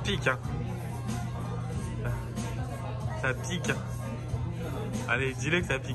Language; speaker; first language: French; native; French